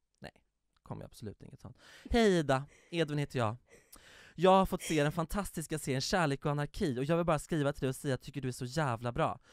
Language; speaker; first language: Swedish; native; Swedish